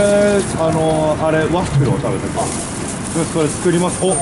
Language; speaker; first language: Japanese; native; Japanese